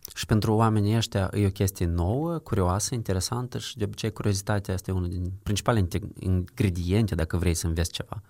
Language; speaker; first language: Romanian; native; Romanian